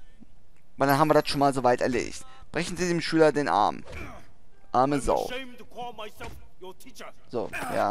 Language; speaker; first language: German; native; German